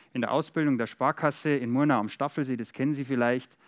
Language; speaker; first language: German; native; German